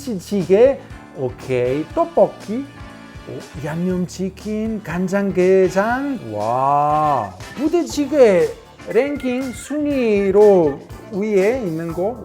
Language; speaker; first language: Korean; non-native, learner; Italian